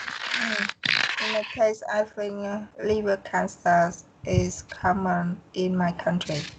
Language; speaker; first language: English; non-native, learner; Vietnamese